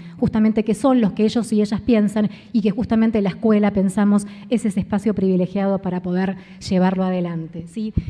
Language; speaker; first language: Spanish; native; Spanish